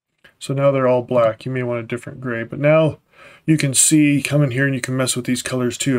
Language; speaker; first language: English; native; English